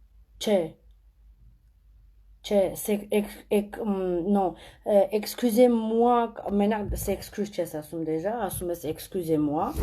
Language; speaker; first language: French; non-native, fluent; Armenian